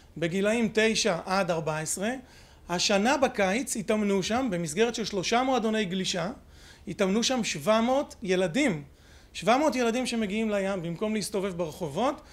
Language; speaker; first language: Hebrew; native; Hebrew